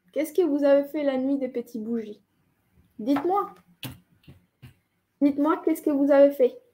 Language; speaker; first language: French; non-native, fluent; Spanish